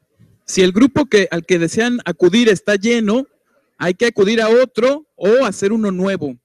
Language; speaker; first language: Spanish; native; Spanish